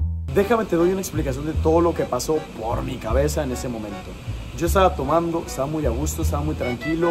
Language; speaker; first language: Spanish; native; Spanish